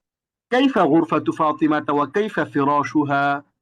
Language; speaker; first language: Arabic; non-native, fluent; Bangla